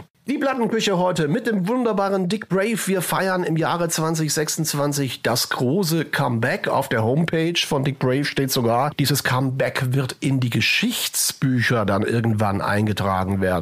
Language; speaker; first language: German; native; German